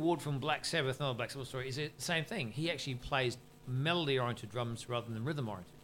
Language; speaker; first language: English; native; English